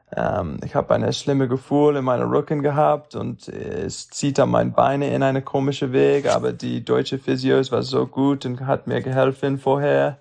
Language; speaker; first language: German; non-native, learner; English